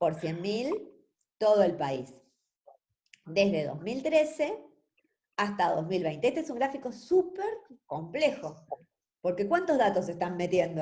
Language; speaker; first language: Spanish; native; Spanish